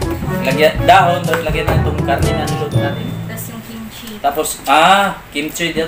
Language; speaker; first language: Filipino; non-native, local second language; Cebuano